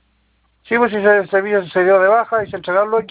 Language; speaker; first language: Spanish; native; Spanish